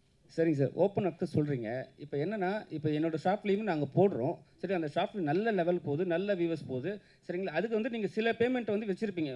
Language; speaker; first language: Tamil; native; Tamil